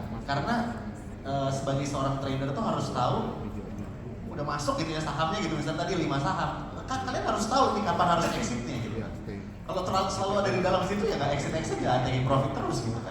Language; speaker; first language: Indonesian; native; Indonesian